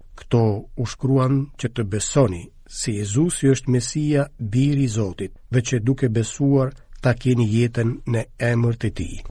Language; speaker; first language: Albanian; native; Albanian